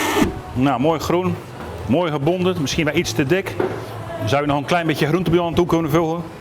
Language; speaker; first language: Dutch; native; Dutch